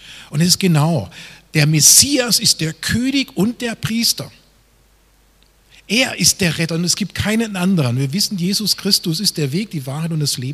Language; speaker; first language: German; native; German